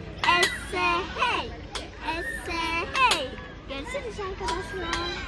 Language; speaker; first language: Turkish; early bilingual, heritage; Turkish